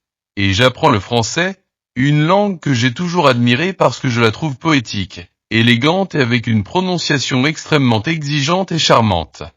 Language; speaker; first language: French; non-native, learner; Portuguese